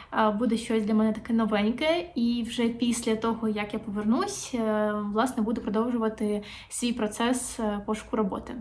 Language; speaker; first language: Ukrainian; native; Ukrainian